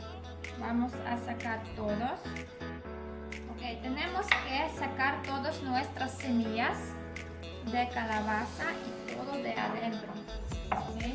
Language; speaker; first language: Spanish; non-native, learner; Polish